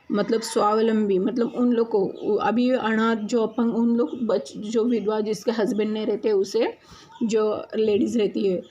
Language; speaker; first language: Hindi; non-native, local second language; Marathi